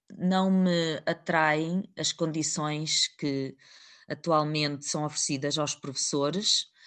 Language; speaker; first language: Portuguese; native; Portuguese